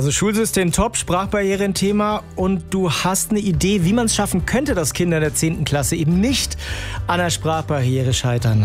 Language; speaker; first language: German; native; German